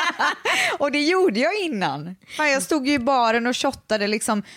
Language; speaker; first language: Swedish; native; Swedish